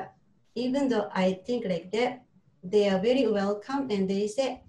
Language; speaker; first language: English; non-native, learner; Japanese